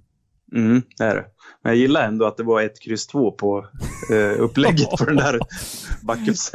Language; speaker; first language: Swedish; native; Swedish